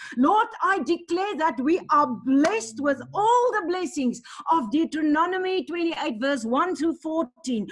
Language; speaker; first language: English; non-native, local second language; Afrikaans